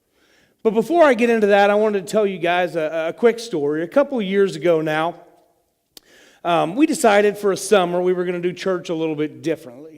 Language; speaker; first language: English; native; English